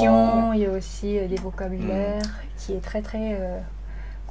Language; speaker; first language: French; non-native, learner; Lao